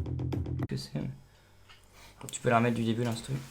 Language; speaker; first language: French; native; French